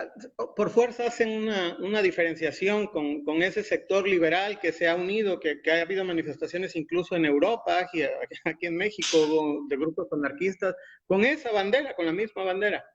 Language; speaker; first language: Spanish; native; Spanish